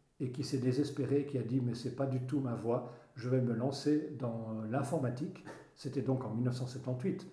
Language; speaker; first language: French; non-native, local second language; Swiss German